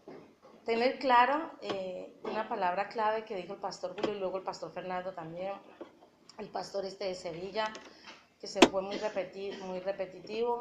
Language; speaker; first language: Spanish; native; Spanish